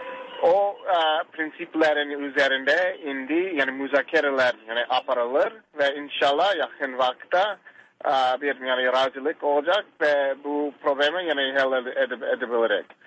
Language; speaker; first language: Turkish; non-native, learner; English